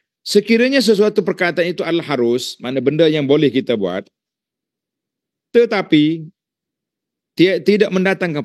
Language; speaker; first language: Malay; native; Malay